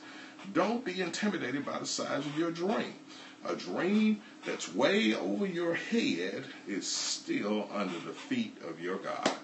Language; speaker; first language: English; native; English